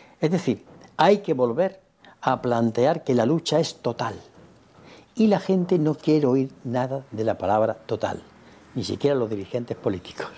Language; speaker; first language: Spanish; native; Spanish